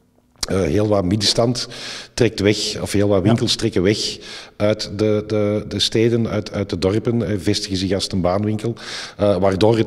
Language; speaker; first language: Dutch; native; Dutch